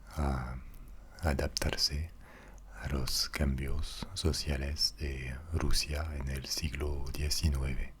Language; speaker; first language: Spanish; non-native, fluent; French